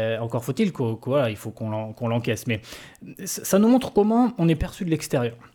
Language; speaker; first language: French; native; French